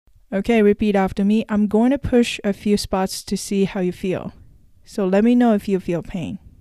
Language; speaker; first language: English; non-native, fluent; Japanese